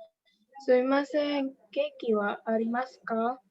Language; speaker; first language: Japanese; non-native, learner; Indonesian